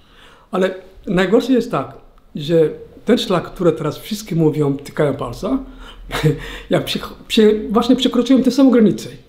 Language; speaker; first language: Polish; non-native, learner; Somali